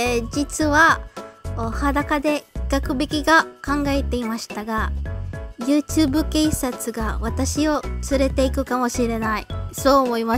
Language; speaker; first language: Japanese; non-native, learner; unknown